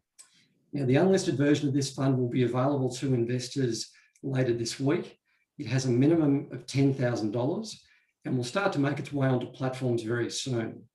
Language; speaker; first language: English; native; English